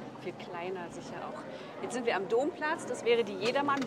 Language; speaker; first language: German; native; German